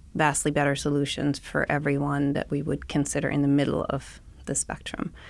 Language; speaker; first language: English; non-native, fluent; Danish